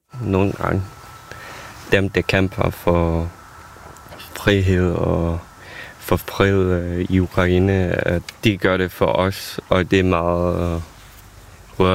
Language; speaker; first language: Danish; non-native, fluent; Ukrainian